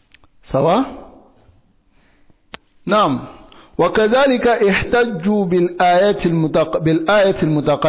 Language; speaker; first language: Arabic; non-native, fluent; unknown